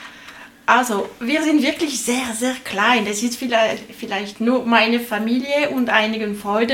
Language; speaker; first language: German; non-native, learner; French